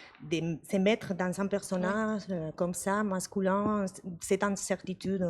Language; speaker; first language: French; non-native, learner; Spanish